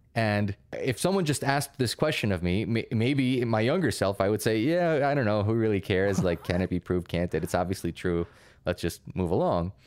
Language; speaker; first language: English; early bilingual, other home language; Russian